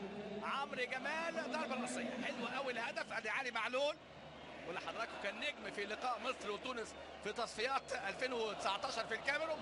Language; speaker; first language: Arabic; native; Arabic